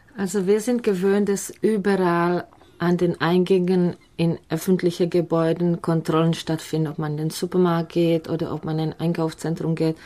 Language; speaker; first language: German; non-native, fluent; Czech